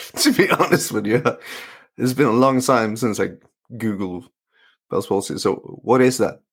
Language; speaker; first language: English; non-native, fluent; Norwegian